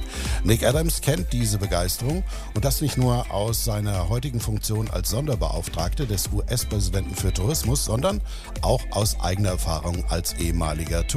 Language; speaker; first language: German; native; German